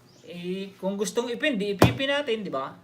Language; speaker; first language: Filipino; non-native, local second language; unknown